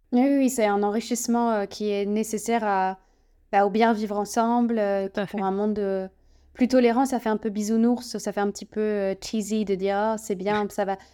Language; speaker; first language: French; native; French